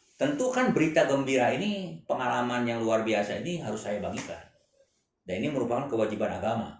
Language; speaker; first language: Indonesian; non-native, local second language; Chinese